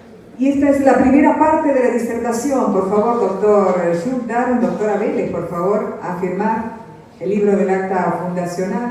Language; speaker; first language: Spanish; native; Spanish